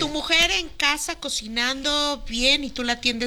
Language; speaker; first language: Spanish; native; Spanish